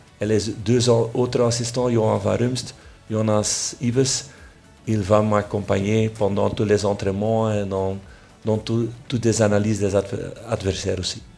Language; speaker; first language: French; non-native, local second language; Dutch